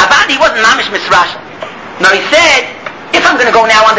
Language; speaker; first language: English; native; English